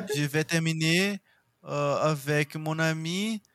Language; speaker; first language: French; non-native, learner; Portuguese